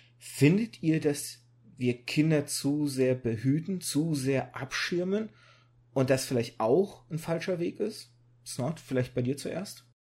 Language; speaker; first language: German; native; German